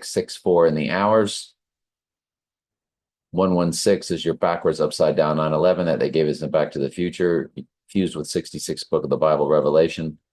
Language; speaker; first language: English; native; English